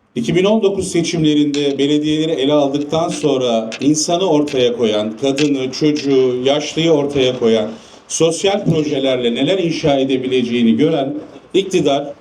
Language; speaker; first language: Turkish; native; Turkish